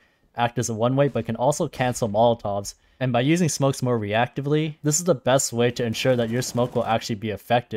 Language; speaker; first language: English; native; English